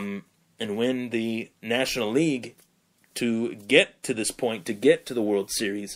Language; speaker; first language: English; native; English